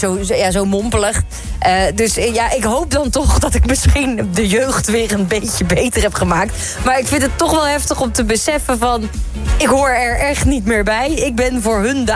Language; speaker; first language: Dutch; native; Dutch